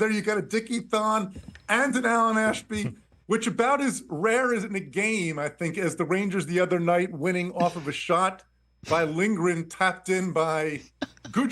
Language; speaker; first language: English; native; English